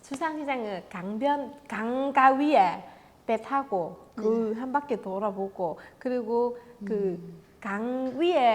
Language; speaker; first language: Korean; non-native, fluent; Vietnamese